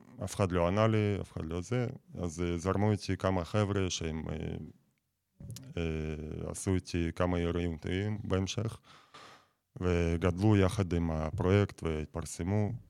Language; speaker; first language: Hebrew; non-native, fluent; Russian